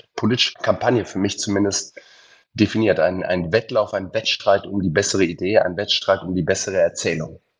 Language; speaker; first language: German; native; German